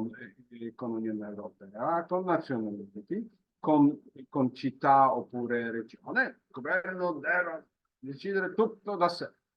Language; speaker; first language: Italian; non-native, fluent; Polish